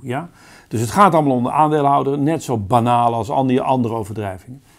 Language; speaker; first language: Dutch; native; Dutch